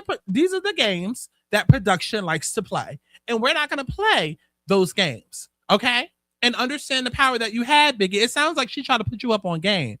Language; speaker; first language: English; native; English